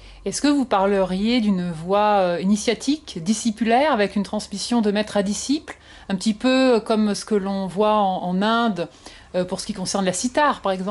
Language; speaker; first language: French; native; French